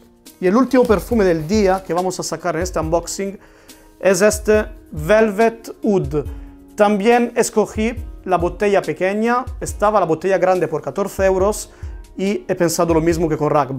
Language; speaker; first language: Spanish; non-native, fluent; Italian